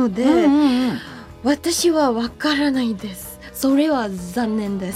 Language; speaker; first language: Japanese; non-native, learner; English